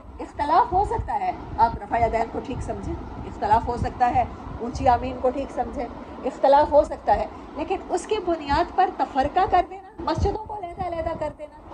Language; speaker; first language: Urdu; non-native, local second language; Saraiki